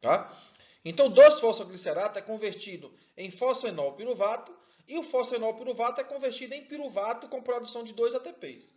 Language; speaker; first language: Portuguese; native; Portuguese